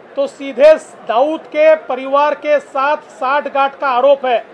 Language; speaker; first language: Hindi; non-native, local second language; Marathi